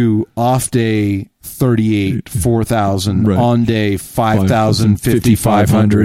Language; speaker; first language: English; native; English